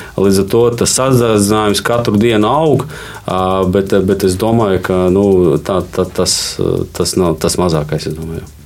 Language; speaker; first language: Latvian; non-native, local second language; Russian